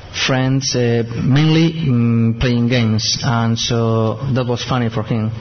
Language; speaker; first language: English; non-native, fluent; Spanish